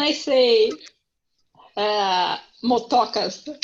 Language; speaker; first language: English; non-native, learner; Portuguese